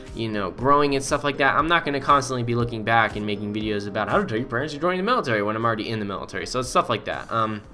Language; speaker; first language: English; native; English